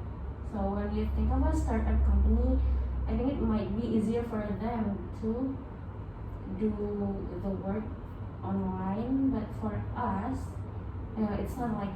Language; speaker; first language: English; non-native, fluent; Indonesian